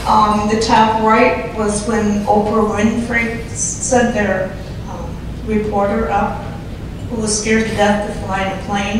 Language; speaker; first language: English; native; English